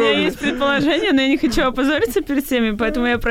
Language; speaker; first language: Russian; non-native, local second language; Ukrainian